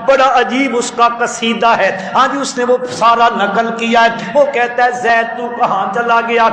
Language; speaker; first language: Urdu; non-native, local second language; Punjabi